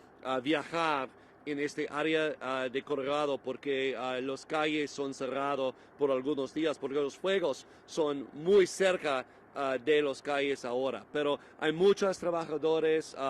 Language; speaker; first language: Spanish; non-native, learner; English